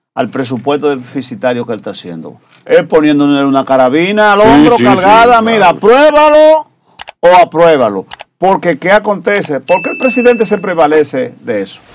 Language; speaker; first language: Spanish; native; Spanish